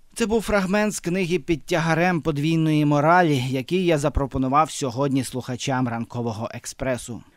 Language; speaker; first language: Ukrainian; native; Ukrainian